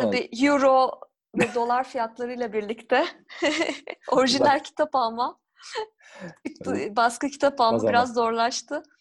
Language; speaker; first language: Turkish; native; Turkish